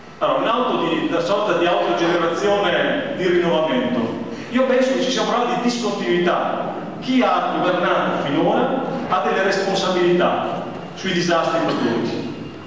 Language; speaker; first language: Italian; native; Italian